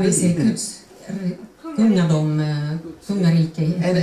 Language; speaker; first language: Swedish; non-native, fluent; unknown